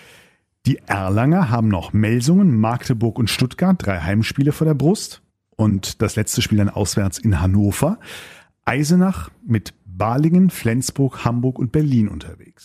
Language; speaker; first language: German; native; German